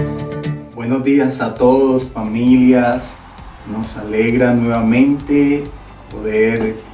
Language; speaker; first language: Spanish; native; Spanish